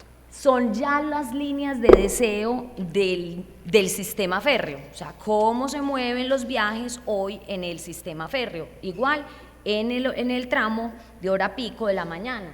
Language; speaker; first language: Spanish; native; Spanish